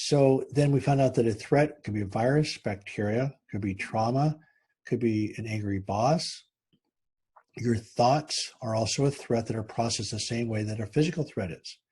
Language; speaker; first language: English; native; English